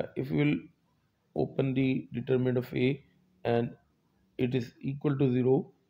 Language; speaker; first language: English; non-native, local second language; Urdu